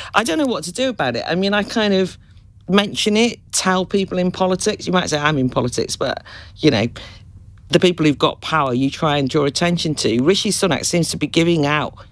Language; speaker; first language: English; native; English